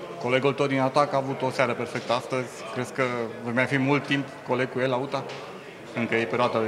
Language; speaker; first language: Romanian; native; Romanian